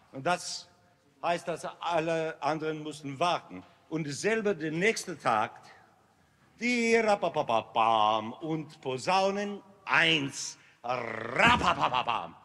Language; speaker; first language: German; non-native, fluent; English